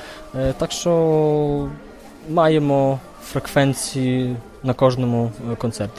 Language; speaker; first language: Ukrainian; early bilingual, heritage; Ukrainian